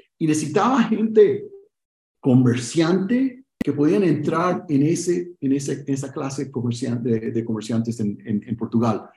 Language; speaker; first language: Spanish; early bilingual, heritage; Spanish